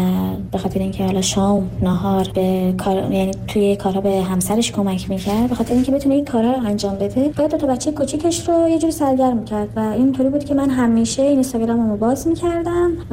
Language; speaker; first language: Persian; non-native, local second language; Kurdish